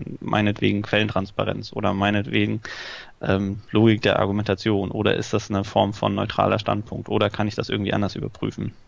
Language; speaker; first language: German; native; German